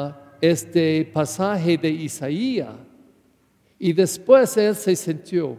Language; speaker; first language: Spanish; non-native, learner; English